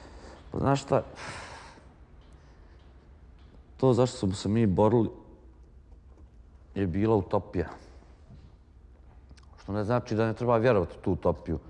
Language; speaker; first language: Croatian; native; Croatian